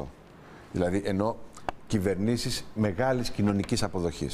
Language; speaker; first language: Greek; native; Greek